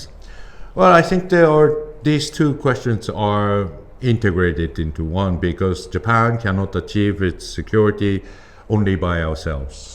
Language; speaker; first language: English; non-native, fluent; Japanese